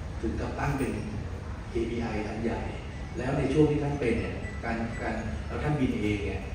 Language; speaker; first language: Thai; native; Thai